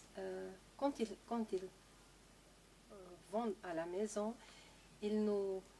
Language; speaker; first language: French; non-native, local second language; Dutch